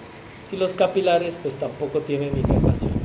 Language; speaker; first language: Spanish; native; Spanish